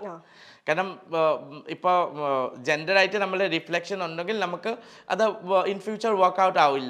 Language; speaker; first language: Malayalam; non-native, local second language; Assamese